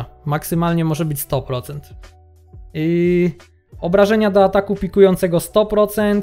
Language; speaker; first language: Polish; native; Polish